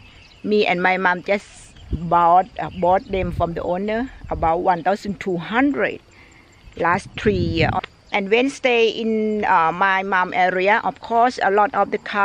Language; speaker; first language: English; non-native, learner; Thai